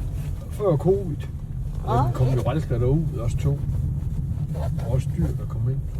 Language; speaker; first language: Danish; native; Danish